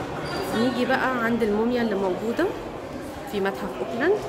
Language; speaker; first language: Arabic; native; Arabic